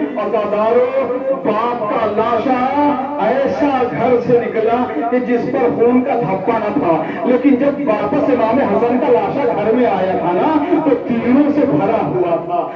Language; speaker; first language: Urdu; native; Urdu